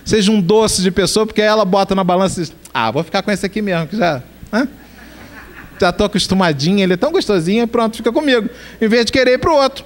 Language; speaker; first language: Portuguese; native; Portuguese